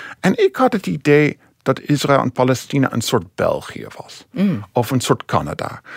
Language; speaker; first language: Dutch; non-native, fluent; English